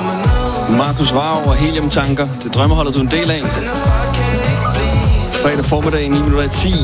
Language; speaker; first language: Danish; native; Danish